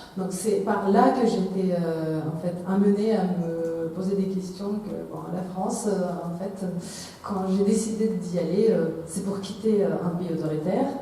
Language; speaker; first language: French; non-native, fluent; Russian